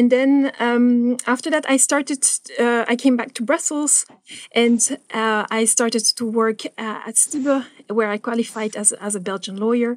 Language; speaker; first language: English; non-native, fluent; Dutch